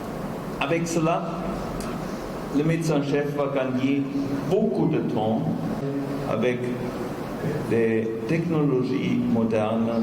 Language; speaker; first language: French; non-native, fluent; German